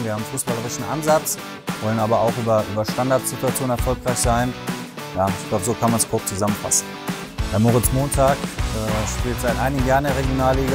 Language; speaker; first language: German; native; German